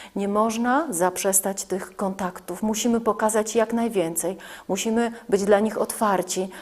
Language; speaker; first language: Polish; native; Polish